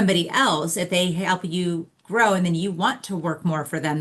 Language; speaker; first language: English; native; English